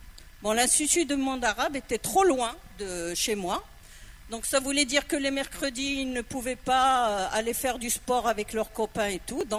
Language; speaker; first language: French; non-native, local second language; Arabic